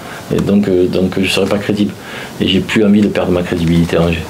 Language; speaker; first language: French; native; French